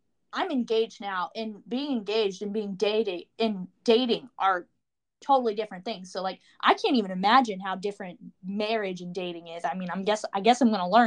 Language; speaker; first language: English; native; English